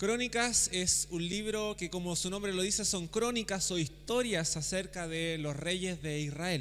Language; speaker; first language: Spanish; native; Spanish